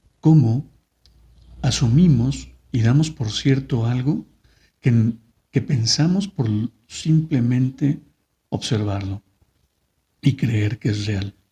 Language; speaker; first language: Spanish; native; Spanish